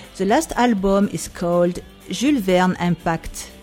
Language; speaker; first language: English; non-native, fluent; French